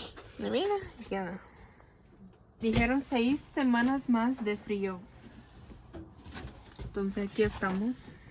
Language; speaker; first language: Spanish; early bilingual, heritage; Spanish